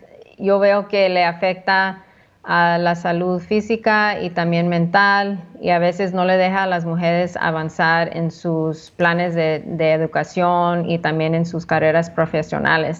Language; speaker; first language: Spanish; early bilingual, heritage; Spanish